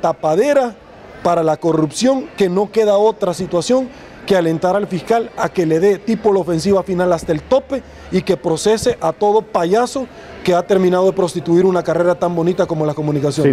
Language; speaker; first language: Spanish; native; Spanish